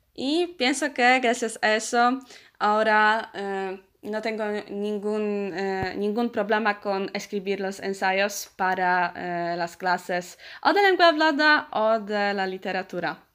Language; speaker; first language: Spanish; non-native, learner; Polish